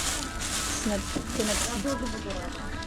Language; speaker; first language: English; non-native, local second language; Filipino